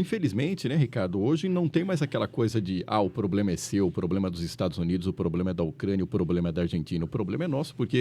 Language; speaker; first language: Portuguese; native; Portuguese